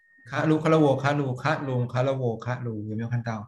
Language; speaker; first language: Chinese; non-native, fluent; Thai